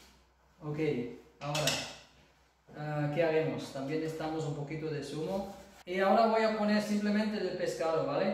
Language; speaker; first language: Spanish; non-native, fluent; German